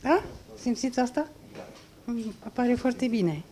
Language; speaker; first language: Romanian; non-native, fluent; English